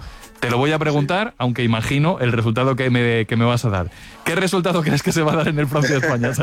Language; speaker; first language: Spanish; native; Spanish